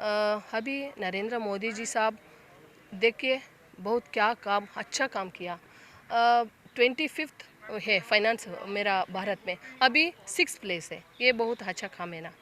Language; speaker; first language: Hindi; non-native, local second language; Kannada